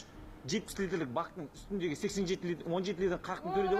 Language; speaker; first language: Kazakh; native; Kazakh